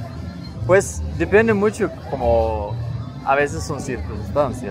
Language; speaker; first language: Spanish; non-native, fluent; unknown